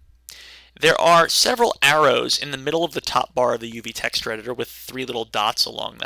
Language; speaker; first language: English; native; English